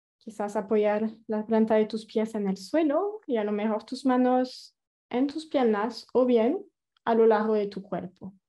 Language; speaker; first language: Spanish; non-native, fluent; French